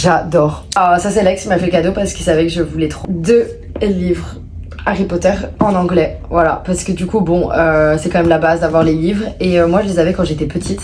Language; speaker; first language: French; native; French